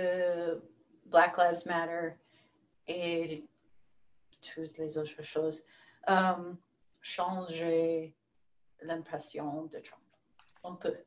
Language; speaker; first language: French; non-native, learner; English